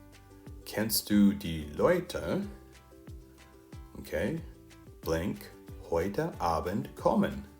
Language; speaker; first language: German; non-native, fluent; English